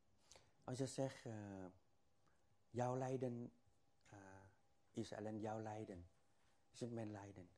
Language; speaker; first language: Dutch; non-native, fluent; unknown